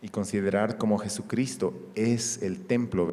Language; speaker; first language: Spanish; native; Spanish